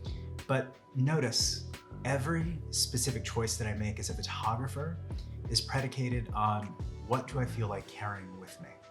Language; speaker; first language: English; native; English